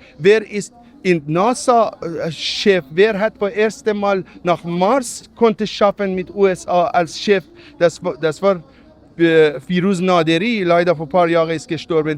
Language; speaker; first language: German; non-native, learner; Persian